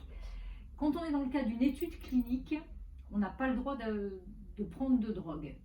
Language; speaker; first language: French; native; French